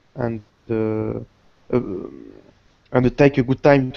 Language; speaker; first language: English; non-native, learner; Portuguese